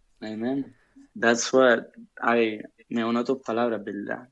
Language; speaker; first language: Spanish; early bilingual, other home language; English